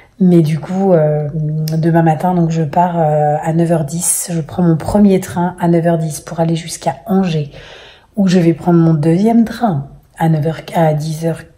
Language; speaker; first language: French; native; French